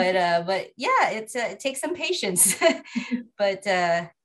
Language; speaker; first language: English; non-native, local second language; Filipino